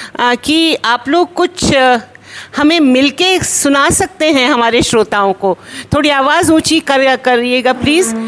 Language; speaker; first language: Hindi; native; Hindi